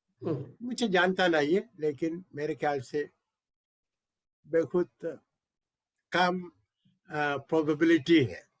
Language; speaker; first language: Hindi; non-native, local second language; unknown